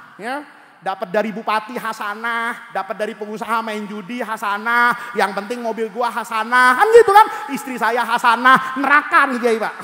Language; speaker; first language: Indonesian; native; Indonesian